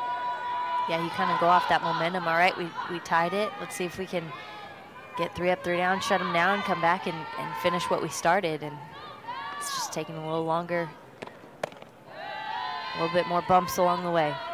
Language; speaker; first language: English; native; English